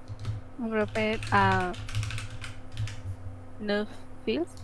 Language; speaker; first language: French; non-native, learner; Spanish